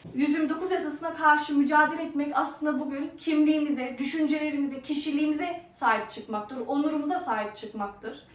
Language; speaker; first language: Turkish; early bilingual, heritage; Turkish